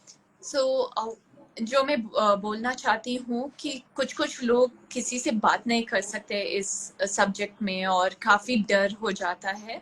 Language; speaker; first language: Hindi; non-native, local second language; Tulu